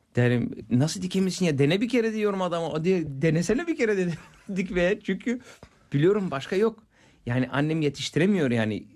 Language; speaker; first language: Turkish; non-native, fluent; Bulgarian